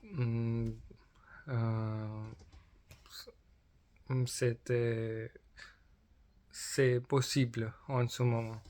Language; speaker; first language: French; non-native, learner; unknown